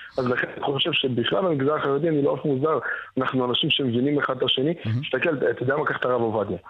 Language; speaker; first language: Hebrew; native; Hebrew